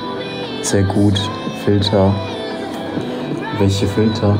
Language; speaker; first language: German; non-native, fluent; Polish